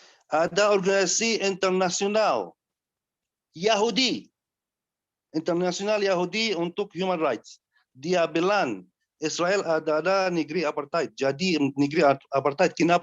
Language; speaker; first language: Indonesian; non-native, learner; Arabic